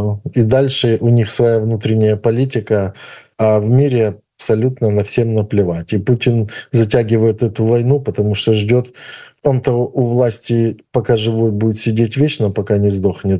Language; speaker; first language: Russian; native; Russian